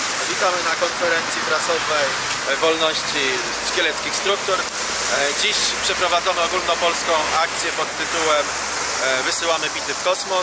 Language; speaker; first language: Polish; native; Polish